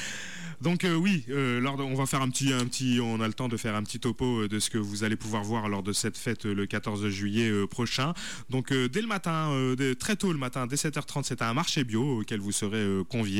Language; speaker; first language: French; native; French